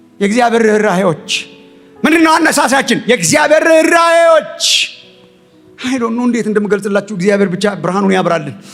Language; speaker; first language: Amharic; native; Amharic